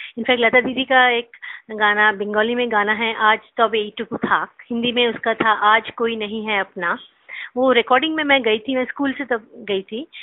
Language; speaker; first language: Hindi; non-native, local second language; Bangla